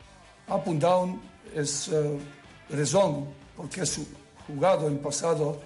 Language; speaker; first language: Spanish; non-native, learner; Serbian